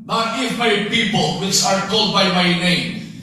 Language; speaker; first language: English; non-native, local second language; Filipino